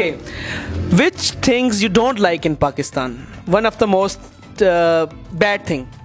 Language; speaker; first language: English; non-native, learner; Urdu